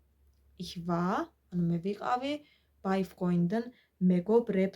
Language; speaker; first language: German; non-native, fluent; Georgian